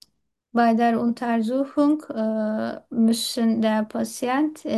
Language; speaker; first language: German; non-native, learner; Turkish